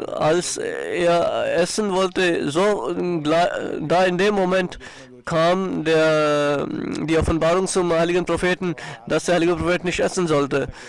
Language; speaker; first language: German; non-native, fluent; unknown